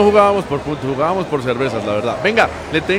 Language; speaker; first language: Spanish; native; Spanish